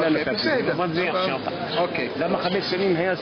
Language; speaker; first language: Hebrew; non-native, local second language; Arabic